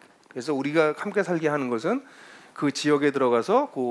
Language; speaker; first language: Korean; native; Korean